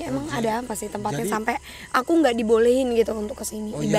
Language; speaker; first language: Indonesian; native; Indonesian